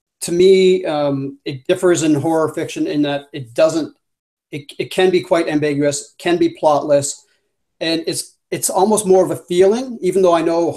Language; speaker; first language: English; native; English